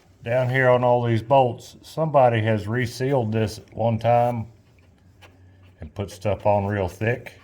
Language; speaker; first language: English; native; English